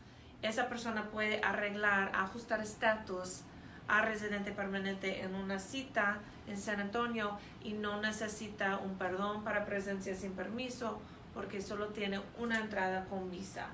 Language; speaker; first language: Spanish; non-native, fluent; English